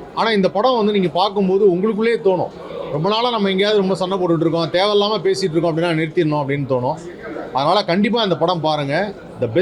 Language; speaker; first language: Tamil; native; Tamil